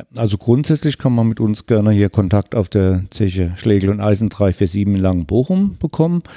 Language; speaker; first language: German; native; German